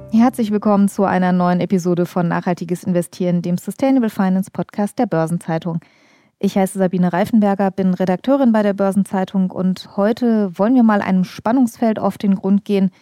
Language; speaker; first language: German; native; German